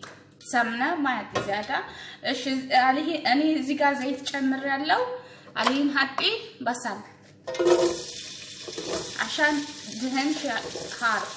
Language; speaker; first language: Arabic; non-native, learner; Amharic